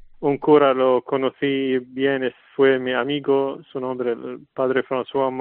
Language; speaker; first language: Spanish; non-native, learner; Arabic